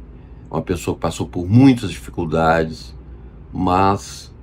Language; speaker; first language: Portuguese; native; Portuguese